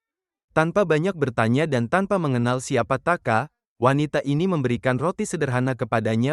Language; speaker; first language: Indonesian; native; Indonesian